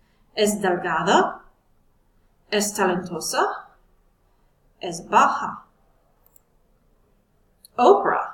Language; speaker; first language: Spanish; non-native, fluent; English